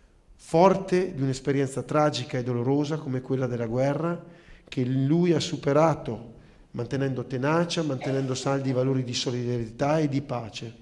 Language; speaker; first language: Italian; native; Italian